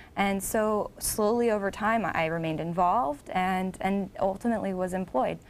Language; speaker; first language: English; native; English